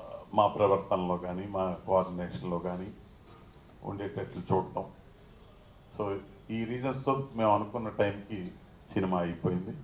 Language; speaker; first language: Telugu; native; Telugu